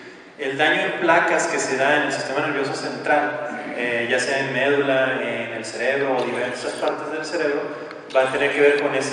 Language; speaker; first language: Spanish; native; Spanish